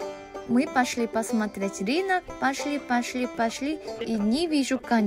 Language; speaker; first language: Russian; non-native, learner; Korean